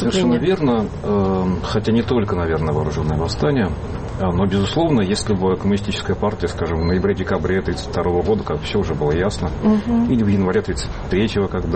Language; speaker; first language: Russian; native; Russian